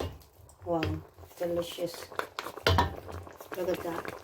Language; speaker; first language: English; non-native, local second language; Filipino